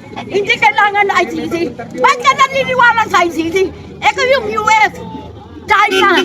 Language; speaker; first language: Filipino; non-native, local second language; Iloko